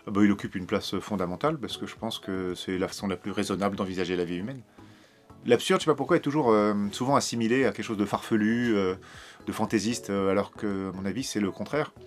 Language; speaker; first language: French; native; French